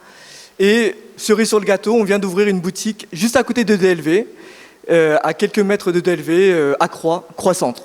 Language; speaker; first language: French; native; French